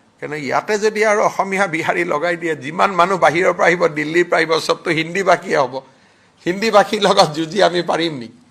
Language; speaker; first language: Assamese; native; Assamese